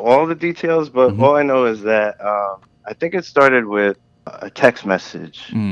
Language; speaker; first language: English; native; English